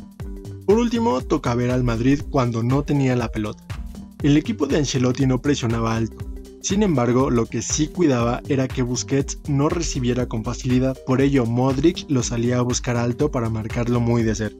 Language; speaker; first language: Spanish; native; Spanish